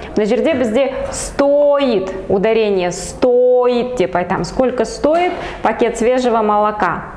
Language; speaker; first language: Russian; non-native, local second language; Kazakh